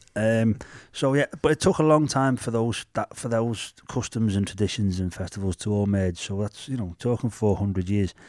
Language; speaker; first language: English; native; English